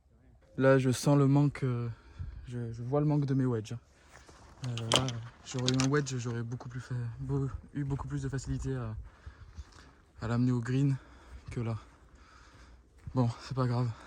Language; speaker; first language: French; native; French